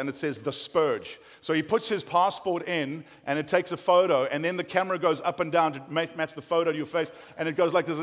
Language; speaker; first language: English; native; English